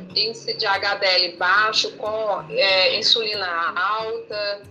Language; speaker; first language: Portuguese; native; Portuguese